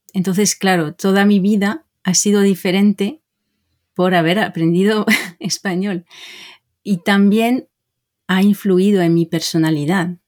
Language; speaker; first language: Spanish; non-native, fluent; French